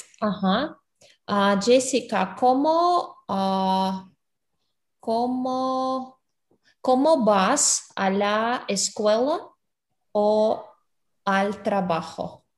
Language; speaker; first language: Spanish; non-native, learner; English